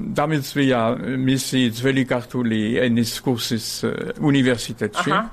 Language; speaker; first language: Georgian; non-native, fluent; Spanish